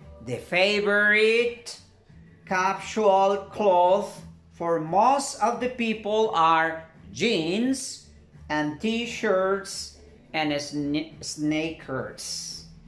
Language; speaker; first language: English; non-native, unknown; Spanish